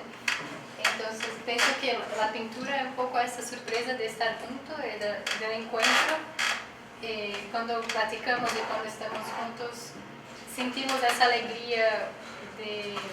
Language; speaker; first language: Spanish; non-native, learner; Portuguese